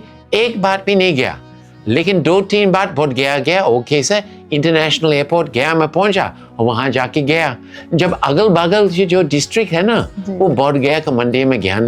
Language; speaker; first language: Hindi; non-native, fluent; English